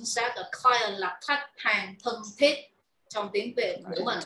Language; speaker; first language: Vietnamese; native; Vietnamese